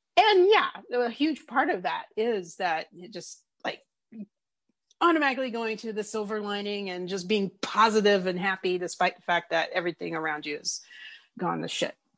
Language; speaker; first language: English; native; English